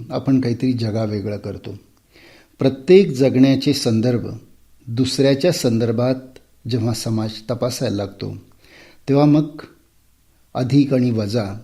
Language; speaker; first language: Marathi; native; Marathi